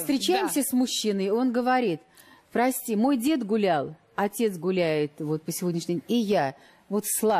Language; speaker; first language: Russian; native; Russian